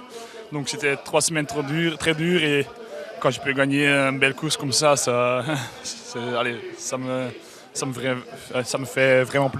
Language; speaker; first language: French; non-native, fluent; Dutch